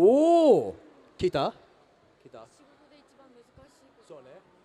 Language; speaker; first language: Japanese; non-native, learner; English